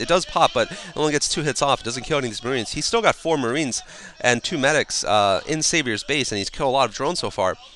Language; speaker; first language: English; native; English